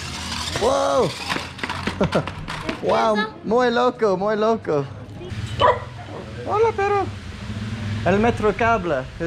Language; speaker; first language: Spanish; non-native, learner; English